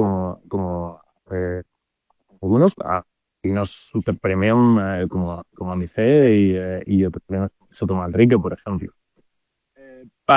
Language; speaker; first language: Spanish; native; Spanish